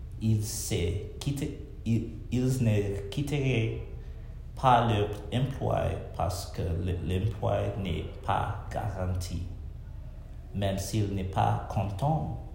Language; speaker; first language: French; non-native, learner; English